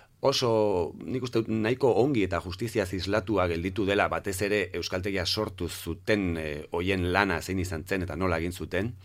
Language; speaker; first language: Basque; non-native, local second language; Spanish